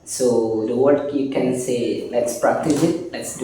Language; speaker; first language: English; non-native, learner; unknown